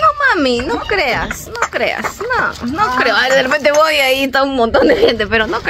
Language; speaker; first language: Spanish; native; Spanish